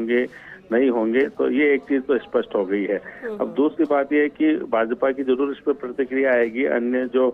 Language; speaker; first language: Hindi; native; Hindi